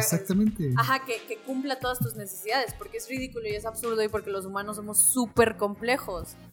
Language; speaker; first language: Spanish; native; Spanish